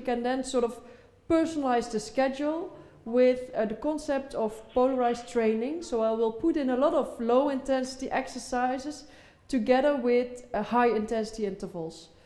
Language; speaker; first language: English; non-native, fluent; Dutch